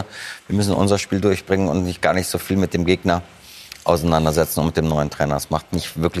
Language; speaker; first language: German; native; German